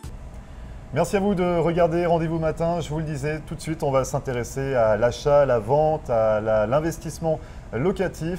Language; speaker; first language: French; native; French